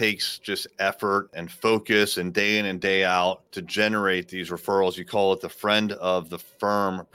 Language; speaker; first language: English; native; English